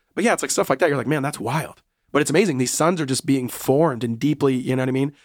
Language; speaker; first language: English; native; English